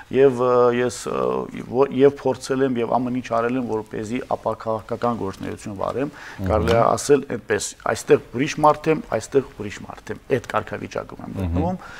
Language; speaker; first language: Armenian; native; Armenian